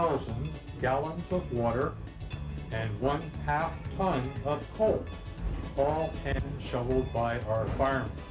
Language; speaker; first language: English; native; English